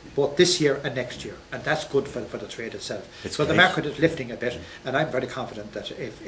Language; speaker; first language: English; native; English